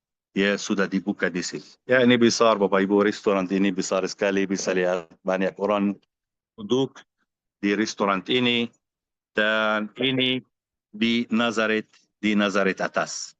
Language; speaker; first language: Indonesian; non-native, fluent; Arabic